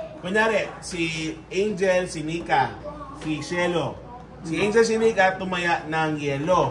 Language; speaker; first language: Filipino; native; Filipino